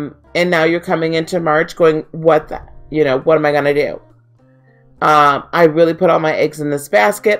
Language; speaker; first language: English; native; English